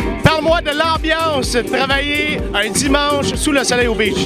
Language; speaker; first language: French; native; French